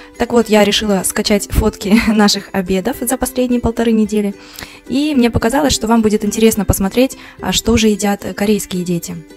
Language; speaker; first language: Russian; native; Russian